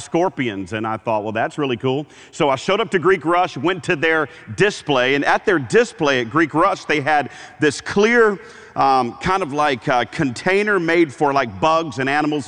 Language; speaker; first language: English; native; English